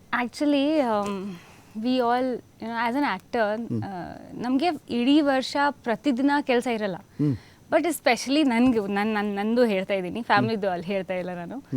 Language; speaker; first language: Kannada; non-native, fluent; Hindi